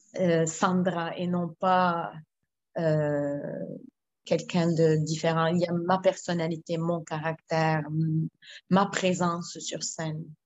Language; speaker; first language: French; non-native, local second language; Arabic